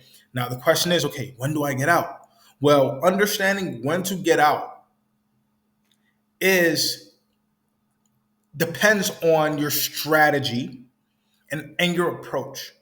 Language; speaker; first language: English; native; English